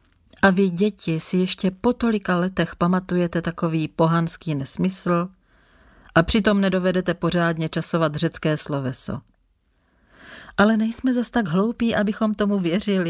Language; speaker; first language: Czech; native; Czech